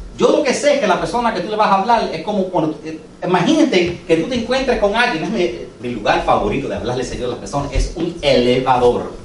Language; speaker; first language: Spanish; early bilingual, heritage; English